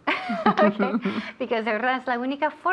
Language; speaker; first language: Spanish; non-native, fluent; English